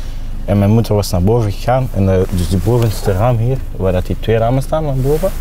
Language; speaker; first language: Dutch; early bilingual, other home language; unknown